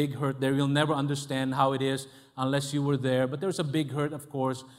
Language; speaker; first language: English; non-native, local second language; Filipino